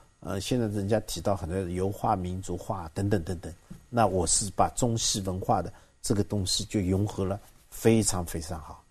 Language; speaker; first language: Chinese; native; Chinese